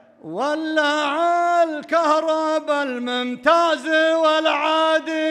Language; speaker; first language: Arabic; native; Arabic